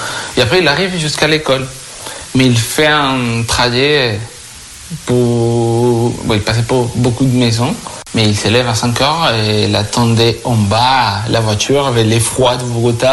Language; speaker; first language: French; non-native, fluent; Spanish